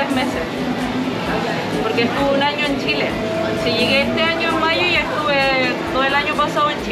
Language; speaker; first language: Spanish; native; Spanish